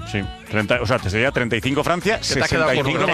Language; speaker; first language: Spanish; native; Spanish